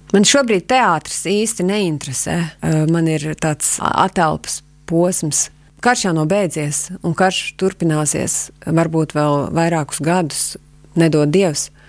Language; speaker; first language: Latvian; native; Latvian